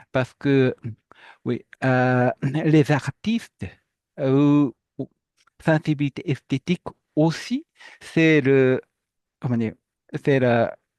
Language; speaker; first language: French; non-native, fluent; Japanese